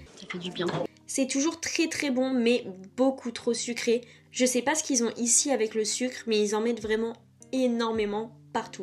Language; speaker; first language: French; native; French